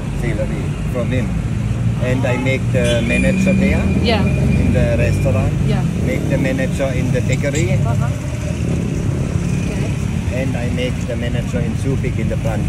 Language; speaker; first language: English; non-native, learner; German